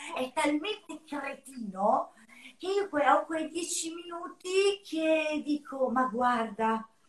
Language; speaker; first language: Italian; native; Italian